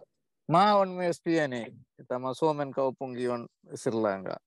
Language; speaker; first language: Finnish; non-native, learner; Tamil